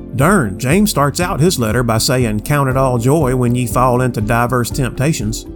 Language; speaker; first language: English; native; English